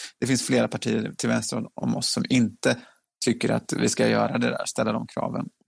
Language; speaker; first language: Swedish; native; Swedish